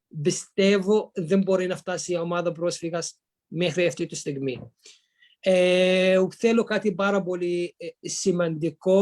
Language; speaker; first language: Greek; non-native, learner; Arabic